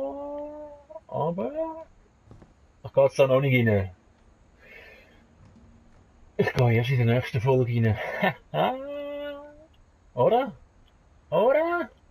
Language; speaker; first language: German; native; German